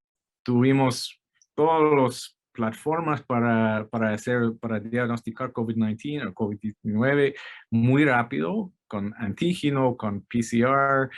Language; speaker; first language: Spanish; non-native, fluent; English